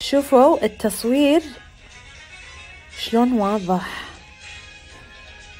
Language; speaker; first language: Arabic; native; Arabic